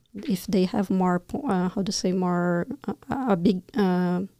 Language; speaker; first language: English; non-native, fluent; Portuguese